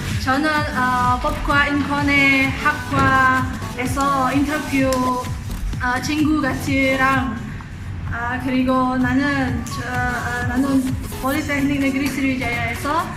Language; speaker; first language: Korean; non-native, learner; Indonesian